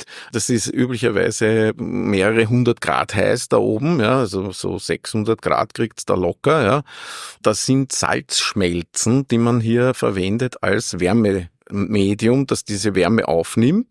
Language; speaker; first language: German; native; German